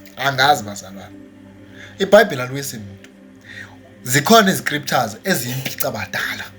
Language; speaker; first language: Zulu; non-native, local second language; Xhosa